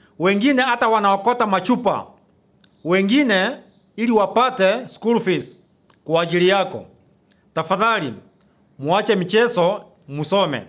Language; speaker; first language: Swahili; non-native, local second language; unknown